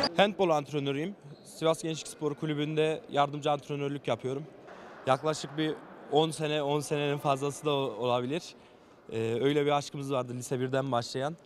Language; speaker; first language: Turkish; native; Turkish